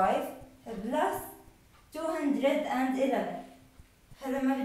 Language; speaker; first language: Arabic; native; Arabic